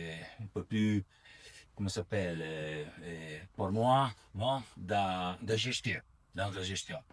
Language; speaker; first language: French; non-native, learner; Italian